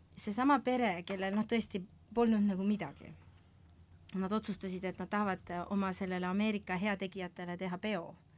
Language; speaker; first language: Estonian; native; Estonian